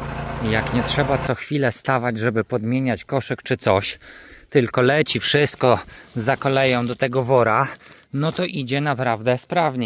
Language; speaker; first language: Polish; native; Polish